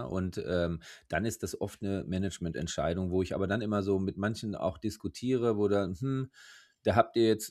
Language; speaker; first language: German; native; German